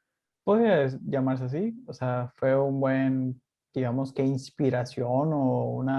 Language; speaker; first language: Spanish; native; Spanish